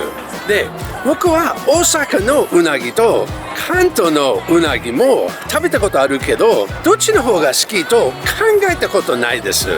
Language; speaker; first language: Japanese; non-native, fluent; English